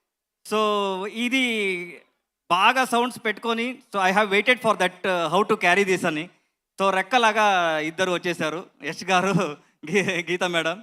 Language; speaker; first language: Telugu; non-native, learner; Kannada